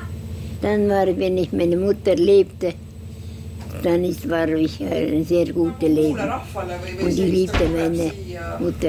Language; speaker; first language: German; non-native, learner; Estonian